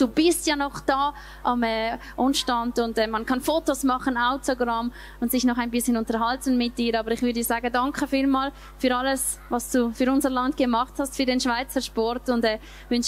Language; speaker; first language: German; native; German